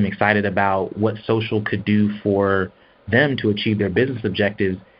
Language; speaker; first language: English; native; English